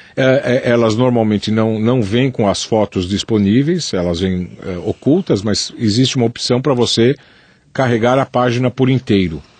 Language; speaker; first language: Portuguese; native; Portuguese